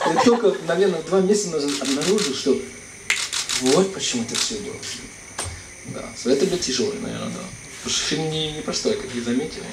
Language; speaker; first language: Russian; non-native, fluent; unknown